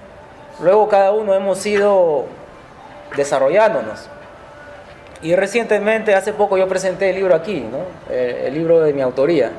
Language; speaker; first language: Spanish; native; Spanish